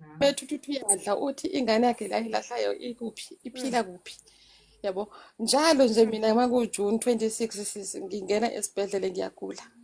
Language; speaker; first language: Zulu; non-native, local second language; Xhosa